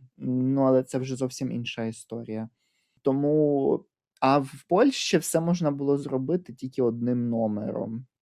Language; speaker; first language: Ukrainian; native; Ukrainian